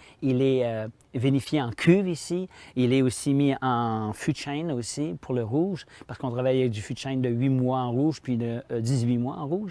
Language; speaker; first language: French; native; French